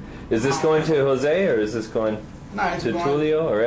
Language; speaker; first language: English; native; English